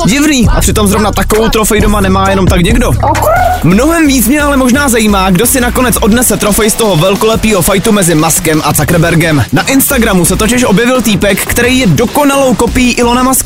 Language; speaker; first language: Czech; native; Czech